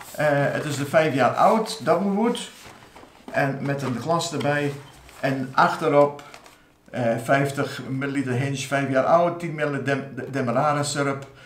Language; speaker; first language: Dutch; non-native, fluent; English